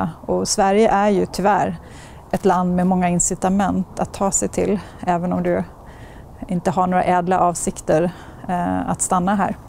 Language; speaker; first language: Swedish; native; Swedish